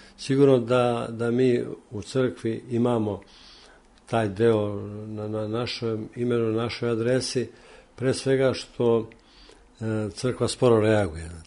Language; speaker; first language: Serbian; native; Serbian